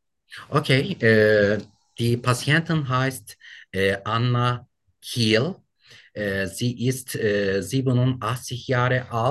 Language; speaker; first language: German; non-native, learner; Turkish